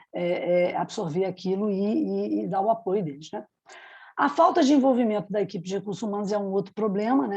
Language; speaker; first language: Portuguese; native; Portuguese